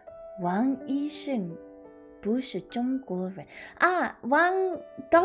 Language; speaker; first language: Chinese; non-native, learner; English